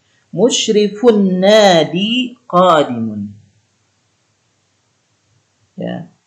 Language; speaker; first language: Arabic; non-native, fluent; Indonesian